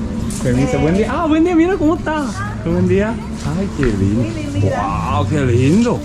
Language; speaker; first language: Spanish; non-native, learner; Chinese